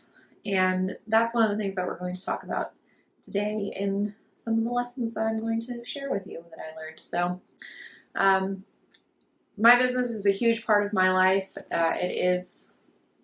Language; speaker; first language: English; native; English